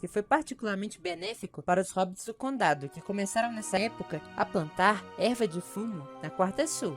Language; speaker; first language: Portuguese; native; Portuguese